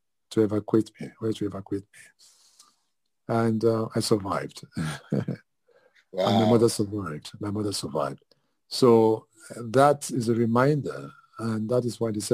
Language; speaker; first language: English; non-native, local second language; Yoruba